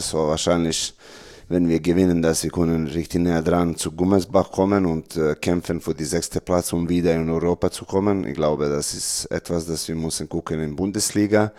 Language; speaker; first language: German; non-native, learner; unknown